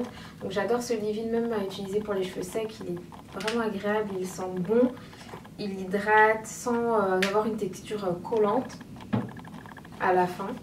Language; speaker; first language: French; native; French